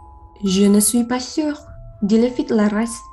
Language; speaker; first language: French; non-native, learner; Indonesian